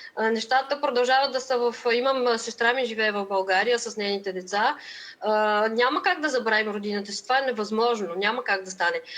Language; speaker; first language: Bulgarian; native; Bulgarian